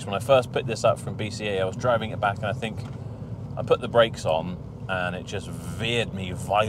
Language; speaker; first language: English; native; English